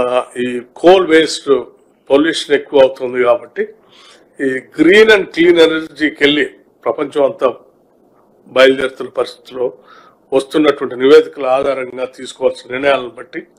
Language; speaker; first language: Telugu; native; Telugu